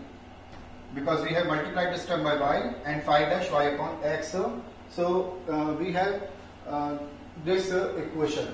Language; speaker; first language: English; non-native, local second language; Hindi